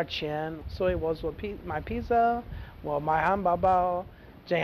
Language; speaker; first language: Chinese; non-native, learner; English